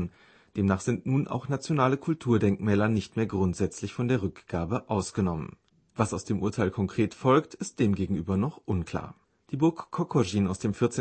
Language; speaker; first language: German; native; German